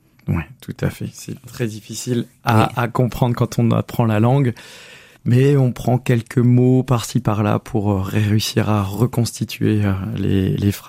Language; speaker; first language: French; native; French